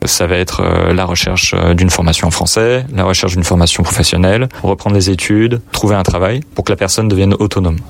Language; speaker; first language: French; native; French